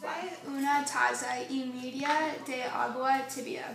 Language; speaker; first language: Spanish; non-native, learner; English